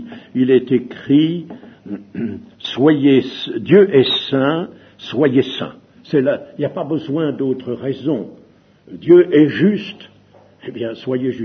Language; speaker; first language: French; native; French